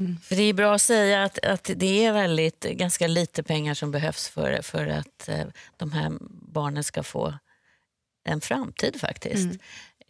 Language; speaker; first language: Swedish; native; Swedish